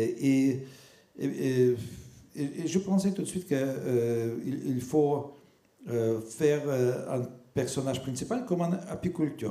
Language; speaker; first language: French; non-native, fluent; Russian